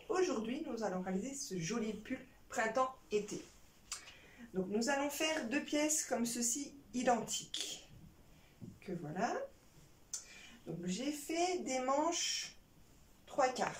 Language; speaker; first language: French; native; French